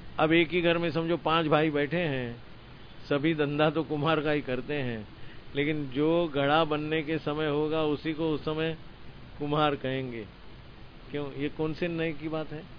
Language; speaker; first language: Hindi; non-native, local second language; Gujarati